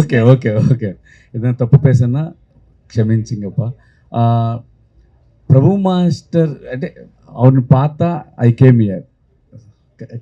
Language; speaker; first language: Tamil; non-native, learner; Telugu